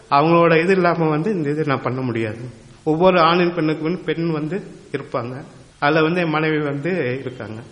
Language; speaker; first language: Tamil; native; Tamil